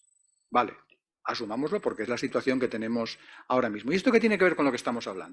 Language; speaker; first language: Spanish; native; Spanish